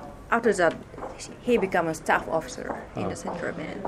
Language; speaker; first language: English; non-native, fluent; Japanese